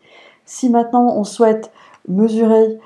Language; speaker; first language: French; native; French